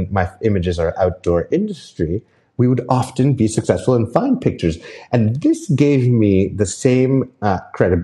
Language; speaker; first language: English; native; English